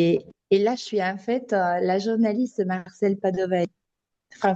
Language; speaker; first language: French; non-native, fluent; Italian